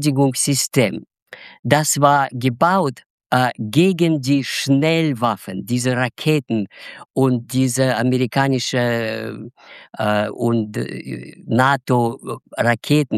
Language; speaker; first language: German; non-native, learner; Russian